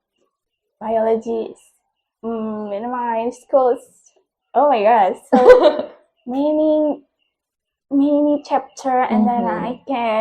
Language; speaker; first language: English; non-native, local second language; Indonesian